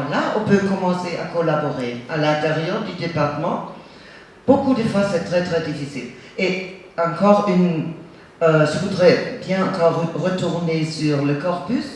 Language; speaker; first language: French; non-native, fluent; German